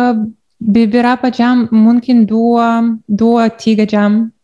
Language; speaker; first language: Indonesian; non-native, learner; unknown